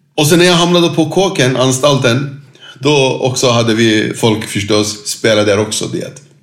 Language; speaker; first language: Swedish; non-native, fluent; Turkish